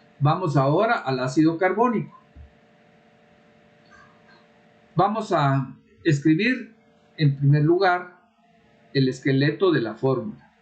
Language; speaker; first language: Spanish; native; Spanish